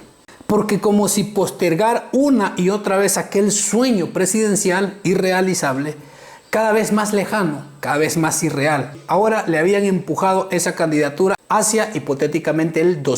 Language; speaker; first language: Spanish; native; Spanish